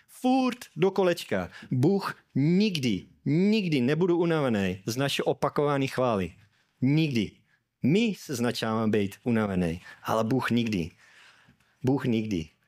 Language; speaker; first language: Czech; non-native, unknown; English